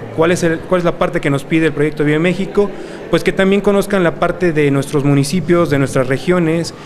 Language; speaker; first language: Spanish; native; Spanish